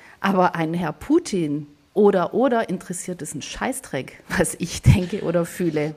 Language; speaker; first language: German; early bilingual, other home language; Greek